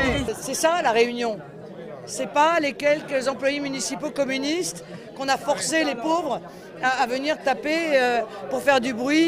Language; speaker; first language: French; native; French